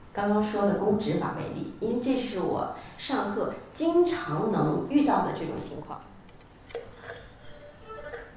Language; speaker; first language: Chinese; native; Chinese